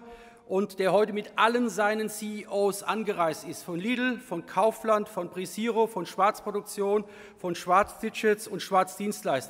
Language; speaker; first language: German; native; German